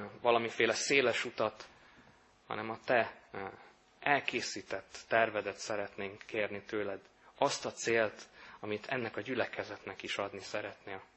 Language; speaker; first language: Hungarian; native; Hungarian